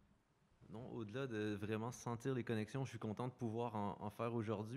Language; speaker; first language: French; native; French